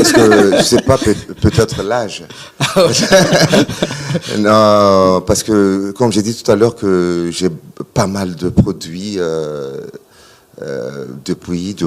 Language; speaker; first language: French; non-native, local second language; Malagasy